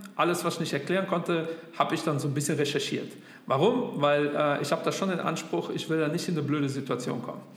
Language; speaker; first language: German; native; German